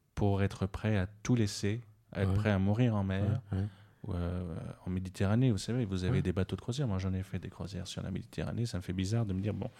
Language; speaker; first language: French; native; French